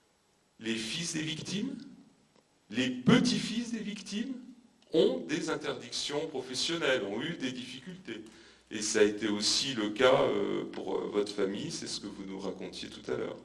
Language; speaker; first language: French; native; French